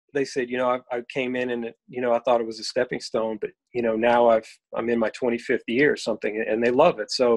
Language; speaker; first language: English; native; English